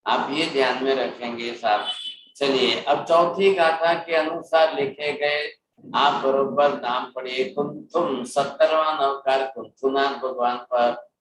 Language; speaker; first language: Hindi; non-native, local second language; Gujarati